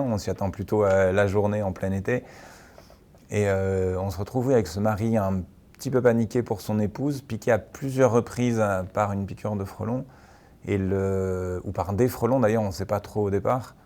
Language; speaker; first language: French; native; French